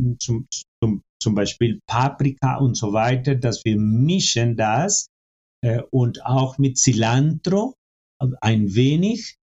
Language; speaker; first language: German; non-native, fluent; Spanish